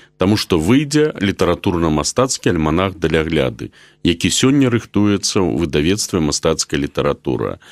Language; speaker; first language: Belarusian; native; Belarusian